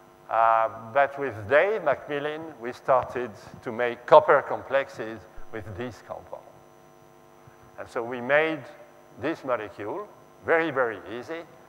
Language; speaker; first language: English; non-native, fluent; French